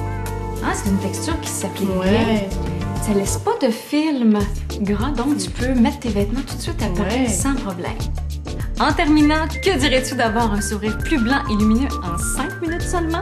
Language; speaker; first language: French; native; French